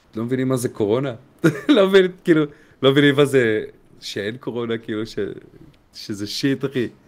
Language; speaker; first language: Hebrew; native; Hebrew